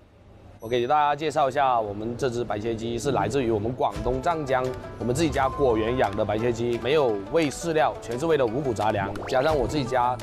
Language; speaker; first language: Chinese; non-native, local second language; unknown